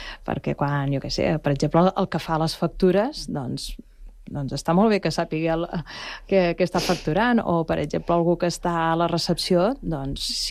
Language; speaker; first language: Catalan; native; Catalan